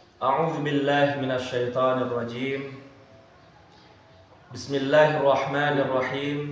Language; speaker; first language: Arabic; non-native, fluent; Indonesian